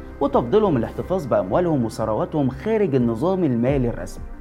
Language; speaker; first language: Arabic; native; Arabic